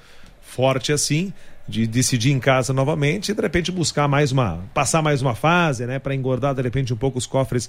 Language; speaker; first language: Portuguese; native; Portuguese